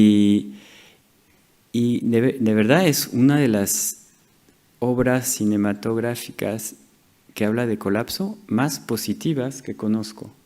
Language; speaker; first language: Spanish; non-native, fluent; French